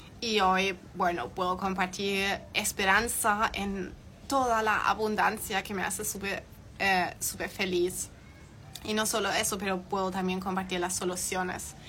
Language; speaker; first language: Spanish; non-native, fluent; German